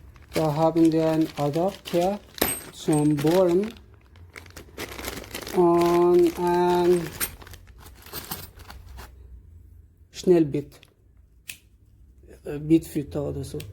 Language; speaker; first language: German; non-native, learner; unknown